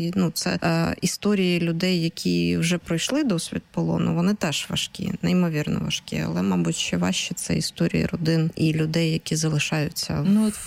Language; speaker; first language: Ukrainian; native; Ukrainian